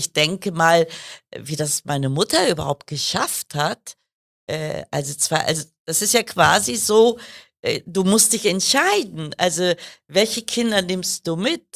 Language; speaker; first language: German; early bilingual, other home language; Kurdish